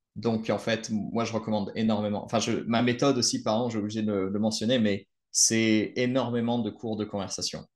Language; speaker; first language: French; native; French